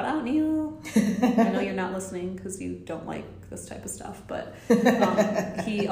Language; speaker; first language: English; native; English